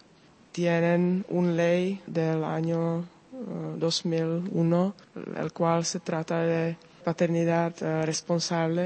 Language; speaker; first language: Spanish; non-native, fluent; Czech